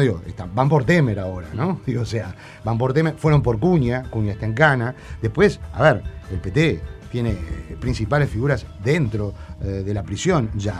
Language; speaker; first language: Spanish; native; Spanish